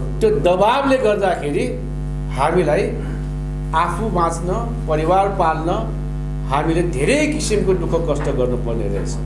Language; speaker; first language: Nepali; non-native, local second language; Limburgish